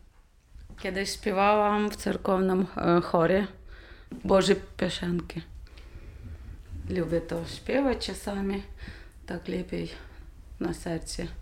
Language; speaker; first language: Polish; non-native, learner; Ukrainian